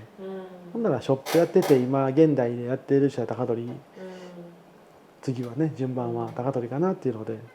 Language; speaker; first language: Japanese; native; Japanese